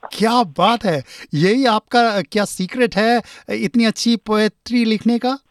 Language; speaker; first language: Hindi; native; Hindi